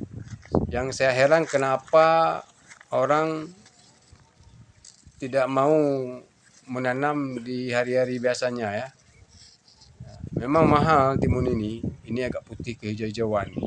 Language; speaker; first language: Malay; non-native, local second language; Achinese